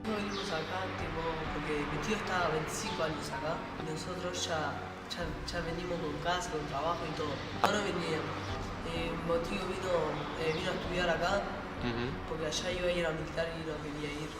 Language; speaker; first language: Spanish; early bilingual, other home language; Arabic